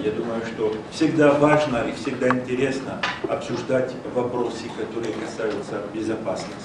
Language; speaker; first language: Russian; non-native, fluent; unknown